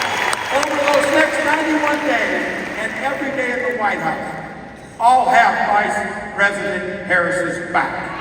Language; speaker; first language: English; native; English